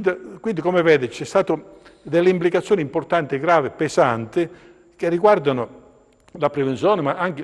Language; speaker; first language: Italian; native; Italian